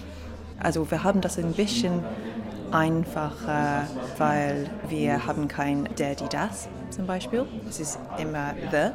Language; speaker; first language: German; non-native, fluent; English